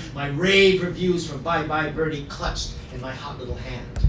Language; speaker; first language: English; native; English